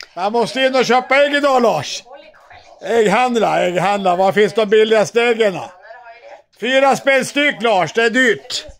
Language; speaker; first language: Swedish; native; Swedish